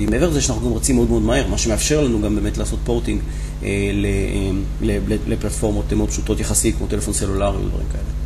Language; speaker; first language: Hebrew; native; Hebrew